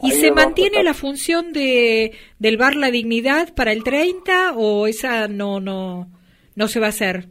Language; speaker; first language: Spanish; native; Spanish